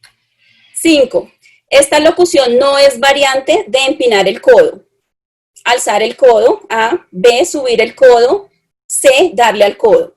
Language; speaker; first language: Spanish; native; Spanish